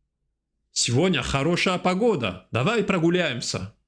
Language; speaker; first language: Russian; non-native, fluent; French